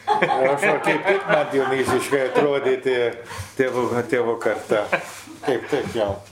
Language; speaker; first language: Lithuanian; early bilingual, heritage; Lithuanian